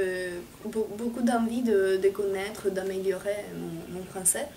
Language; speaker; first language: French; non-native, fluent; Italian